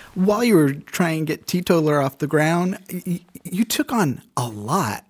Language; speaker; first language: English; native; English